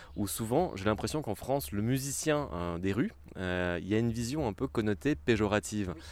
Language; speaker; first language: French; native; French